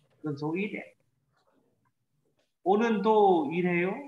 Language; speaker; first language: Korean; non-native, fluent; Vietnamese